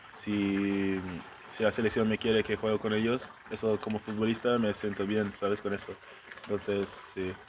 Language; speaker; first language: Spanish; non-native, fluent; English